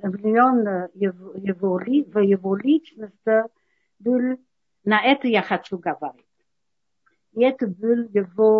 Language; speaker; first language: Russian; non-native, learner; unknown